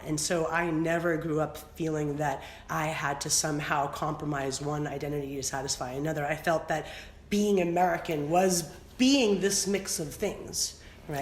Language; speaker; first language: English; early bilingual, other home language; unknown